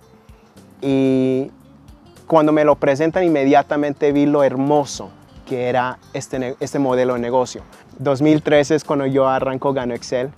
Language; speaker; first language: Spanish; early bilingual, heritage; Spanish